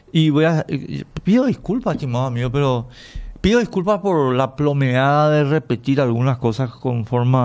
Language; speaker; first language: Spanish; native; Spanish